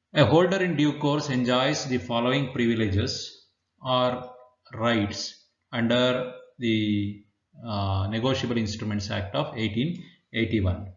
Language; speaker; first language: English; non-native, local second language; Kannada